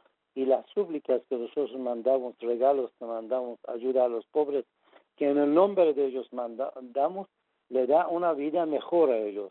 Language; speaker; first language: Spanish; non-native, fluent; Persian